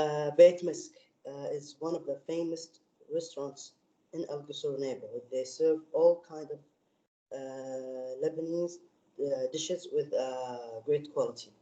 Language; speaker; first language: English; non-native, learner; Arabic